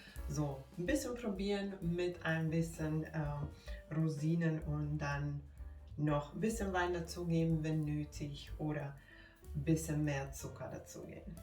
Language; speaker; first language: German; non-native, fluent; Finnish